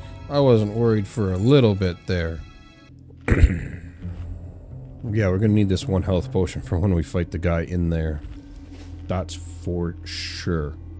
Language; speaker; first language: English; native; English